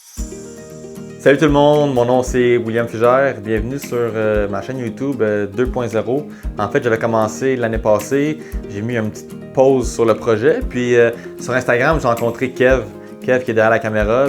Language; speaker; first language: French; native; French